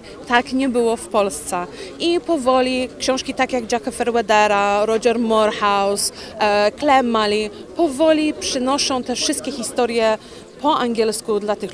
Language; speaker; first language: Polish; early bilingual, heritage; English